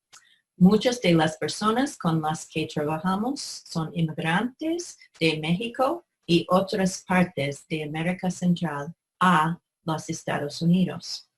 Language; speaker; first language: Spanish; non-native, fluent; English